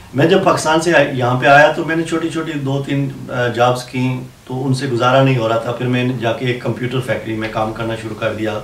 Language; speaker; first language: Urdu; non-native, local second language; Punjabi